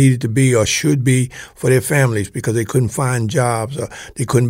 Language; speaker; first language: English; native; English